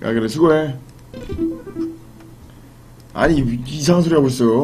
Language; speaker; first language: Korean; native; Korean